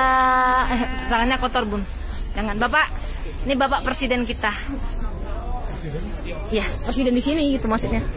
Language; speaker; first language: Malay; non-native, local second language; Javanese